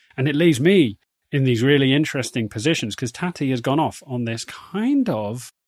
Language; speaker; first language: English; native; English